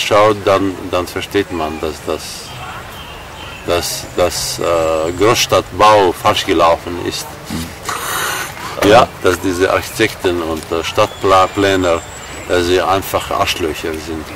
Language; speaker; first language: German; non-native, fluent; Armenian